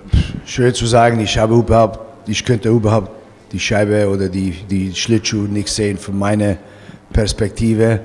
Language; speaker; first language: German; non-native, fluent; Italian